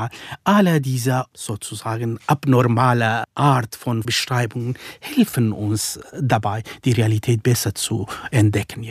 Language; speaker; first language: German; non-native, fluent; Kurdish